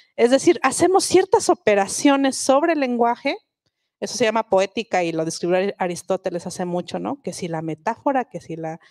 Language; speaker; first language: Spanish; non-native, local second language; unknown